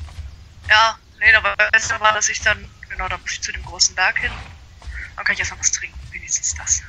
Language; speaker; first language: German; native; German